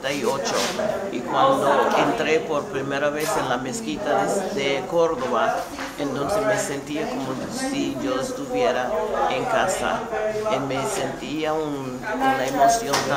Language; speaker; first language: Spanish; non-native, fluent; English